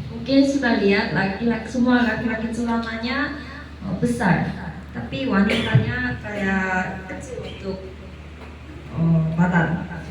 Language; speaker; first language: Indonesian; non-native, learner; Korean